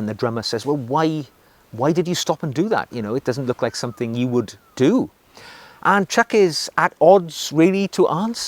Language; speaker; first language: English; native; English